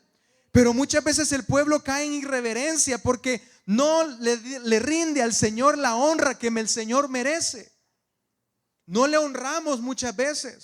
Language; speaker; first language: Spanish; native; Spanish